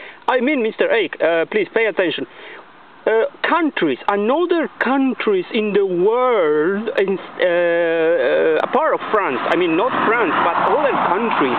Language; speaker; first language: English; non-native, learner; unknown